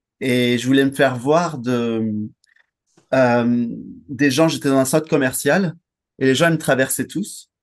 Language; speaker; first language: French; native; French